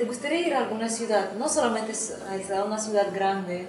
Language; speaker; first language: Spanish; non-native, fluent; Russian